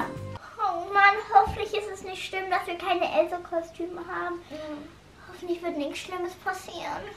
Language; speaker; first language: German; native; German